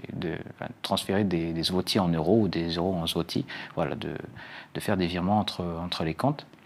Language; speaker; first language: French; native; French